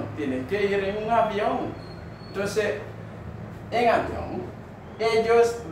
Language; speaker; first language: Spanish; non-native, fluent; Haitian Creole